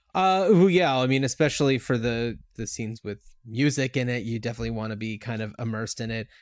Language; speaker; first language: English; native; English